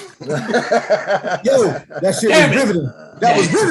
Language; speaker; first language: English; native; English